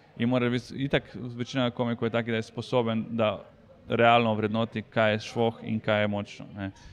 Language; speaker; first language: Slovenian; early bilingual, other home language; Serbian